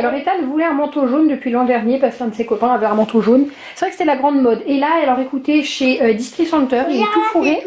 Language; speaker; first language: French; native; French